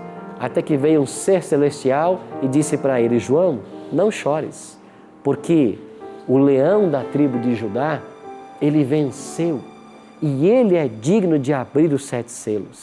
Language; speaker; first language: Portuguese; native; Portuguese